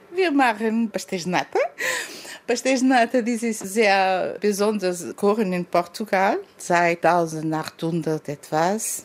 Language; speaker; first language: German; non-native, learner; Portuguese